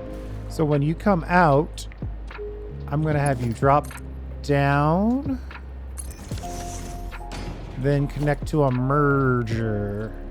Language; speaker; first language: English; native; English